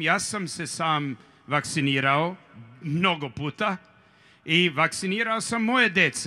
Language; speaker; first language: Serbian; early bilingual, heritage; Serbian